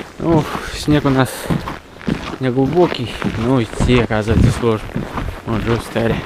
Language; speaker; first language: Russian; non-native, local second language; Yakut